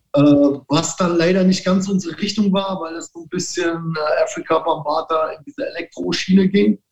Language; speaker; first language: German; early bilingual, other home language; Italian